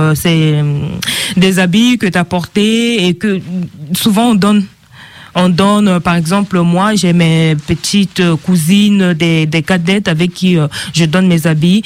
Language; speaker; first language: French; non-native, local second language; Sango